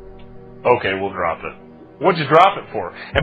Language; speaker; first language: English; native; English